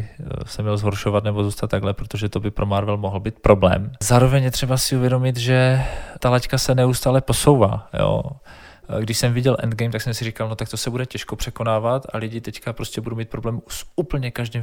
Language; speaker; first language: Czech; native; Czech